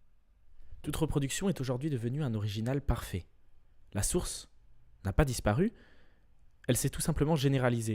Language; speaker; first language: French; native; French